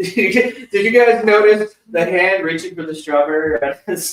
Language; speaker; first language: English; native; English